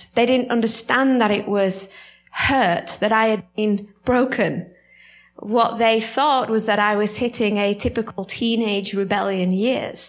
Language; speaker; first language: English; native; English